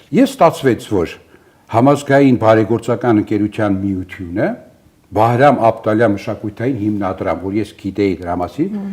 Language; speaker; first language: Armenian; early bilingual, other home language; Italian